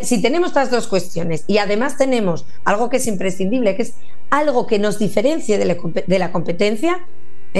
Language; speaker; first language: Spanish; native; Spanish